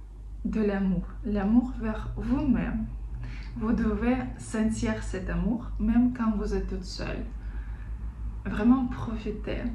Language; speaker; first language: French; non-native, fluent; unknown